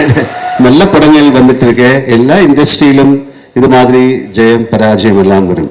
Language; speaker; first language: Tamil; non-native, local second language; Malayalam